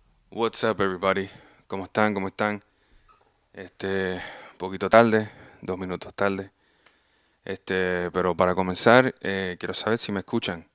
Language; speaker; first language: Spanish; native; Spanish